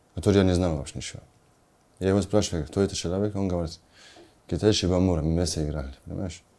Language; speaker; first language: Russian; non-native, learner; Georgian